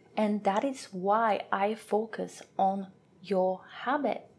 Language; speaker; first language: English; non-native, fluent; French